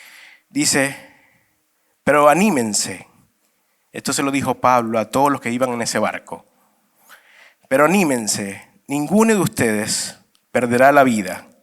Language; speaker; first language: Spanish; native; Spanish